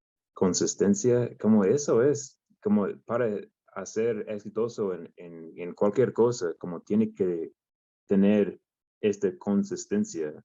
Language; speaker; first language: Spanish; non-native, learner; English